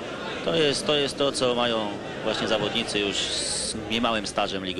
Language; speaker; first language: Polish; native; Polish